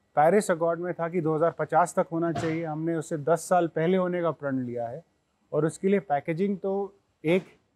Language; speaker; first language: Hindi; native; Hindi